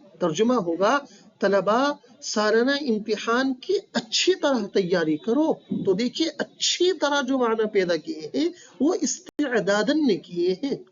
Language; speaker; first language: Urdu; native; Urdu